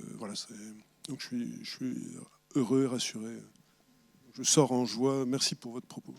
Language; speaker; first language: French; native; French